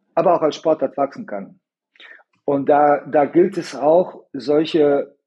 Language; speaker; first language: German; early bilingual, other home language; Bosnian